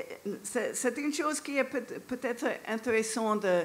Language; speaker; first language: French; non-native, fluent; English